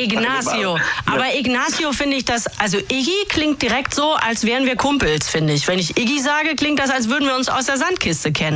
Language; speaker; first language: German; native; German